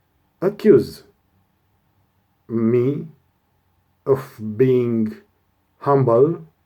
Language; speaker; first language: English; non-native, learner; Romanian